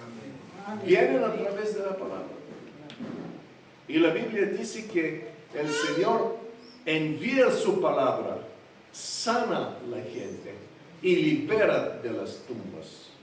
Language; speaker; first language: Spanish; non-native, fluent; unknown